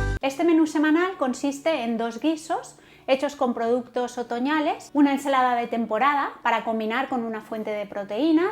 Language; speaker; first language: Spanish; native; Spanish